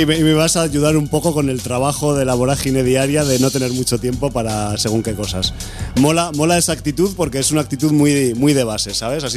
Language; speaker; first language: Spanish; native; Spanish